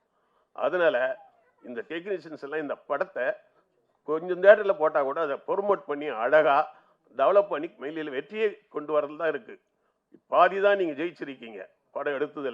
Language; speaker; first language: Tamil; native; Tamil